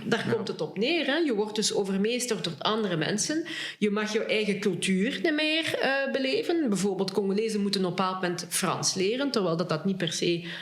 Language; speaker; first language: Dutch; early bilingual, other home language; Lingala